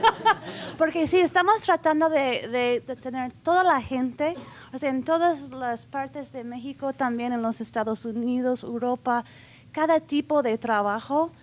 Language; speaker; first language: Spanish; non-native, fluent; English